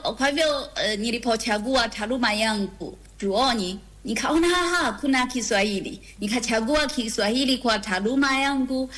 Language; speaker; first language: Swahili; non-native, fluent; Chinese